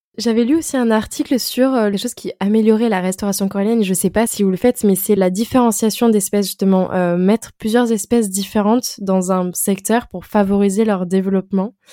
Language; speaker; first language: French; native; French